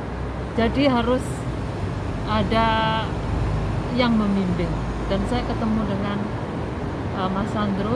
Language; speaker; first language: Indonesian; non-native, local second language; Javanese